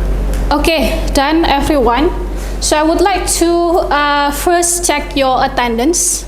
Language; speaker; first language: English; non-native, fluent; Indonesian